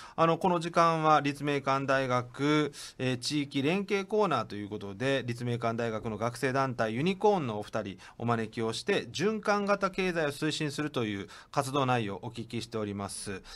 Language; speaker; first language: Japanese; native; Japanese